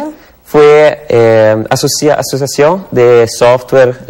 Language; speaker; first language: Portuguese; non-native, learner; Italian